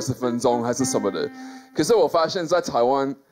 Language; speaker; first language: Chinese; non-native, fluent; English